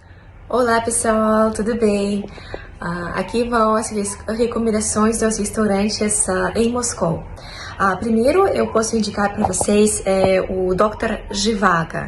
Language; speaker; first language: Portuguese; non-native, fluent; Russian